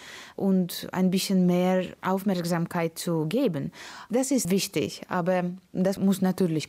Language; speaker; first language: German; non-native, learner; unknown